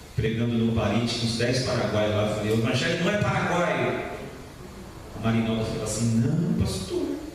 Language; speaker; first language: Portuguese; native; Portuguese